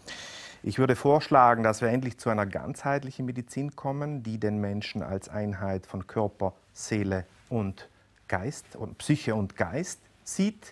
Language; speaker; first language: German; native; German